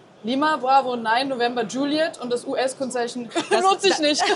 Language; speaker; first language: German; native; German